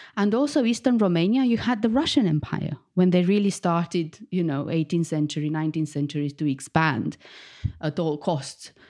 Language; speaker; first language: English; non-native, fluent; Romanian